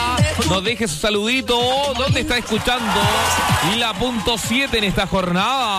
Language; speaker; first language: Spanish; native; Spanish